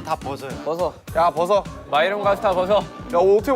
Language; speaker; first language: Korean; native; Korean